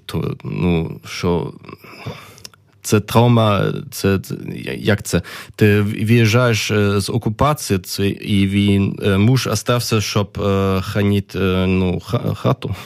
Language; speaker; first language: Ukrainian; non-native, learner; German